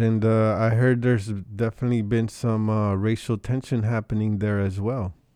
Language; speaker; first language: English; early bilingual, other home language; Spanish